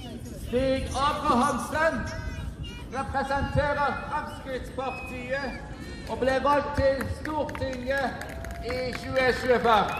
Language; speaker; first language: Norwegian; non-native, fluent; Persian